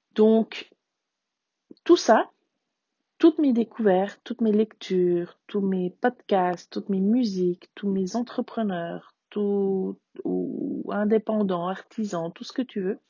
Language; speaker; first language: French; native; French